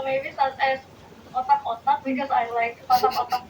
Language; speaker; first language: English; non-native, learner; Indonesian